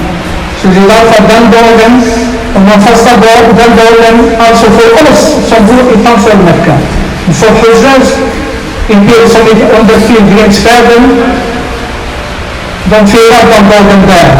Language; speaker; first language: Swedish; non-native, fluent; Somali